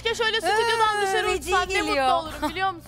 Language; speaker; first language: Turkish; native; Turkish